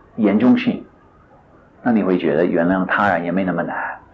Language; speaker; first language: Chinese; non-native, fluent; English